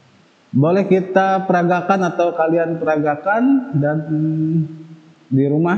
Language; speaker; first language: Indonesian; native; Indonesian